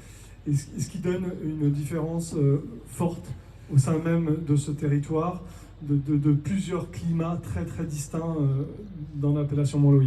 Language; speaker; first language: French; native; French